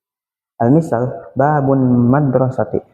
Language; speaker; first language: Arabic; non-native, learner; Indonesian